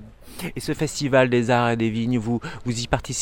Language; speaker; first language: French; native; French